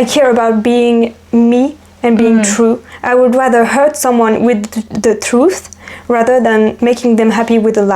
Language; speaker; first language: English; non-native, fluent; French